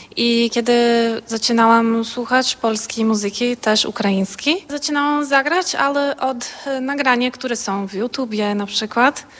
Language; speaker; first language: Polish; non-native, learner; Portuguese